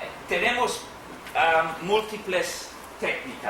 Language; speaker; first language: Spanish; non-native, fluent; English